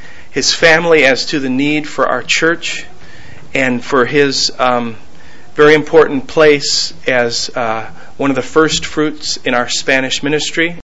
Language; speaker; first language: English; native; English